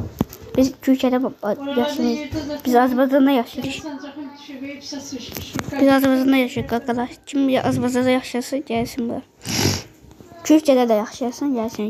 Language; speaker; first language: Turkish; non-native, learner; Azerbaijani